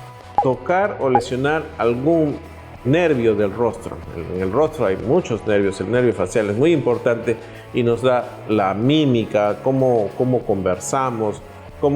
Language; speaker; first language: Spanish; native; Spanish